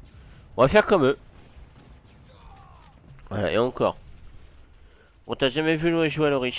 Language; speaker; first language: French; native; French